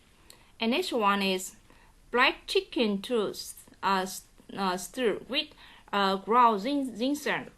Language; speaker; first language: English; non-native, learner; Vietnamese